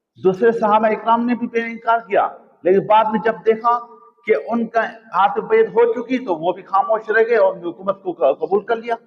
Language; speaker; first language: Urdu; non-native, local second language; Sindhi